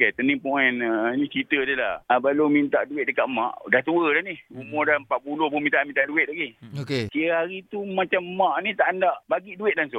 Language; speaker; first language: Malay; native; Malay